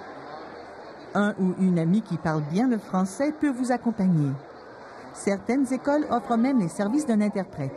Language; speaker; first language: French; native; French